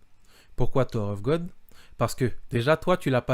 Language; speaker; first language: French; native; French